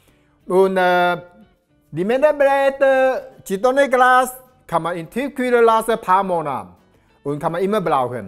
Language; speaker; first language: German; non-native, learner; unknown